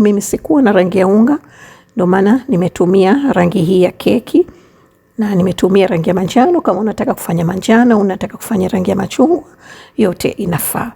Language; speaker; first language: Swahili; native; Swahili